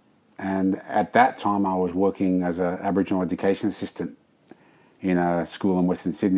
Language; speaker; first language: English; native; English